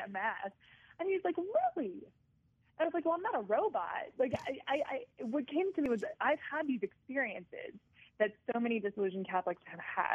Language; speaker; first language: English; native; English